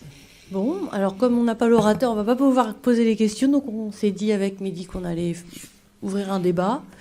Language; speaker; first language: French; native; French